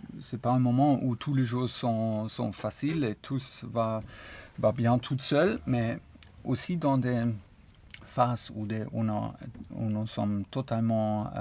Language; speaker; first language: French; non-native, learner; German